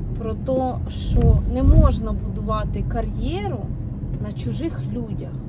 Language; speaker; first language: Ukrainian; non-native, local second language; Russian